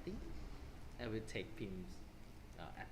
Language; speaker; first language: English; non-native, fluent; Thai